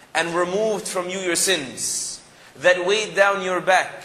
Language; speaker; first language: English; early bilingual, other home language; Arabic